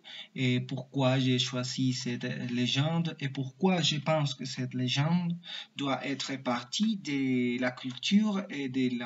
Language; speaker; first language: French; non-native, learner; Spanish